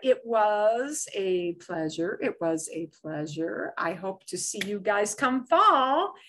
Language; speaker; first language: English; native; English